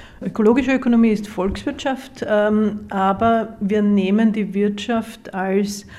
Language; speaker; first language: German; native; German